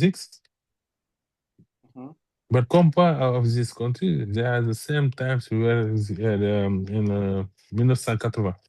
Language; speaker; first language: English; non-native, learner; French